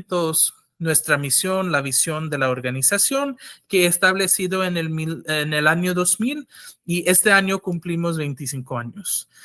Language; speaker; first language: Spanish; non-native, fluent; English